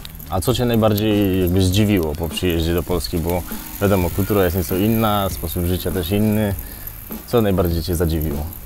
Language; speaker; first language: Polish; native; Polish